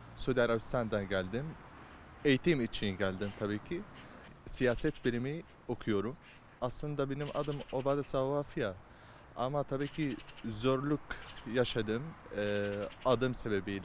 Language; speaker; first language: Turkish; non-native, learner; Arabic